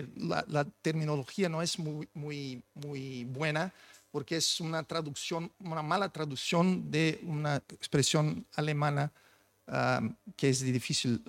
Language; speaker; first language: Spanish; non-native, fluent; Portuguese